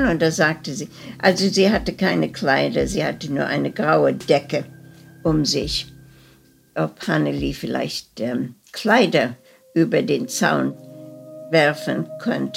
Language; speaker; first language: German; early bilingual, heritage; German